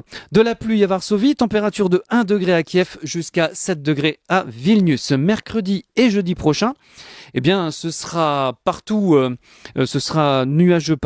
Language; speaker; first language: French; native; French